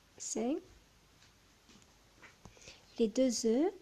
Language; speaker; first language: French; non-native, local second language; Arabic